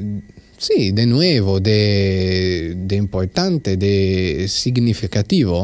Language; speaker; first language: Spanish; non-native, fluent; Italian